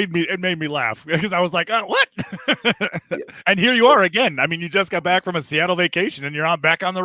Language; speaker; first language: English; native; English